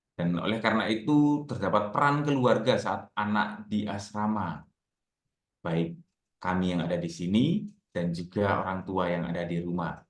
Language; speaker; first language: Indonesian; native; Indonesian